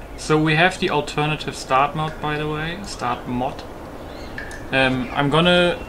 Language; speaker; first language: English; non-native, fluent; German